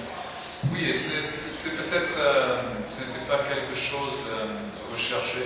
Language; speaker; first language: French; non-native, fluent; English